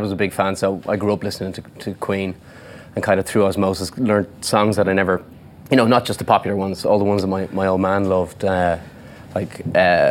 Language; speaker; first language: English; native; English